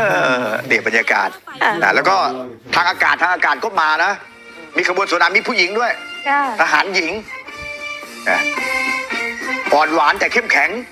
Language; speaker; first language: Thai; native; Thai